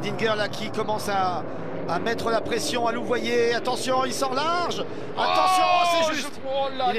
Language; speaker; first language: French; native; French